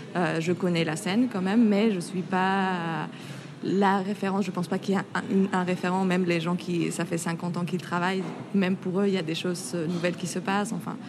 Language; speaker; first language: French; non-native, fluent; Spanish